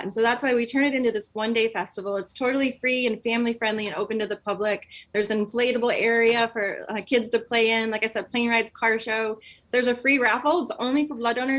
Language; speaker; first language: English; native; English